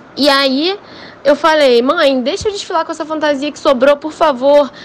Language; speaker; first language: Portuguese; native; Portuguese